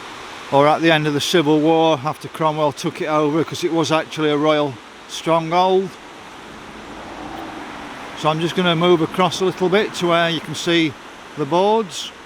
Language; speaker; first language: English; native; English